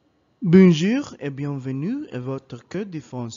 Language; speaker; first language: French; non-native, learner; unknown